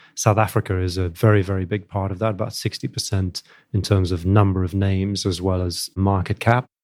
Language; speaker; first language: English; native; English